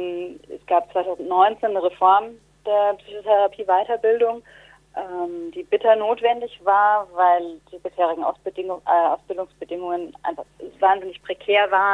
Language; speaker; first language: German; native; German